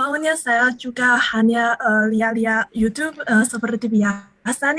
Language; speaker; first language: Indonesian; non-native, learner; Chinese